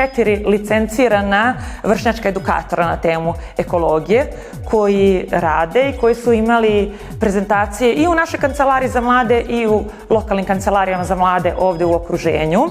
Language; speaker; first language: Bosnian; native; Bosnian